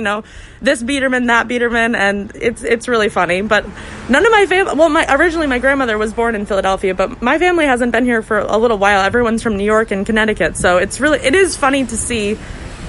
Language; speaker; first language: English; native; English